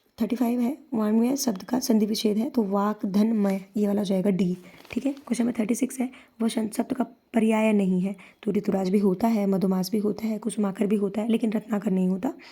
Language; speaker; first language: Hindi; native; Hindi